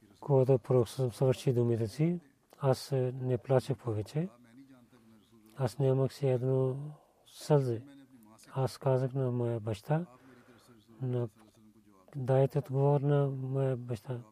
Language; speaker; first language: Bulgarian; non-native, learner; Urdu